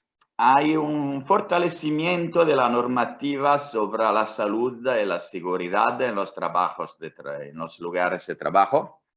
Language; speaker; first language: Spanish; non-native, fluent; Italian